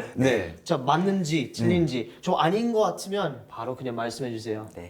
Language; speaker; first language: Korean; non-native, fluent; English